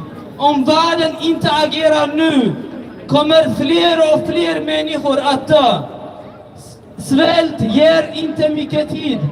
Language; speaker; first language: Swedish; early bilingual, other home language; Tigrinya